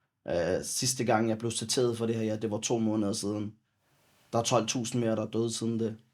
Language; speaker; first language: Danish; early bilingual, other home language; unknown